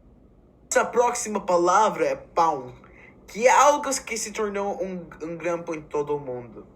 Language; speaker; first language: Portuguese; non-native, learner; English